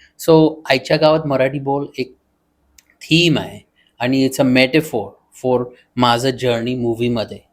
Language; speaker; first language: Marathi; early bilingual, heritage; Marathi